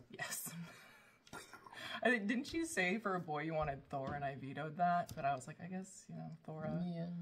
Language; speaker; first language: English; native; English